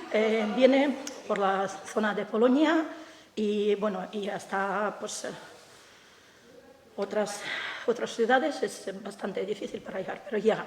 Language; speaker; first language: Spanish; non-native, fluent; Ukrainian